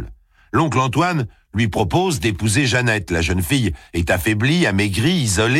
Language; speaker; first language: French; native; French